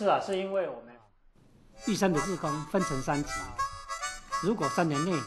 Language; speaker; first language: Chinese; native; Chinese